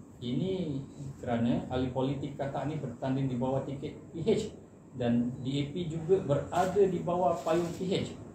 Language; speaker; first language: Malay; non-native, local second language; Chinese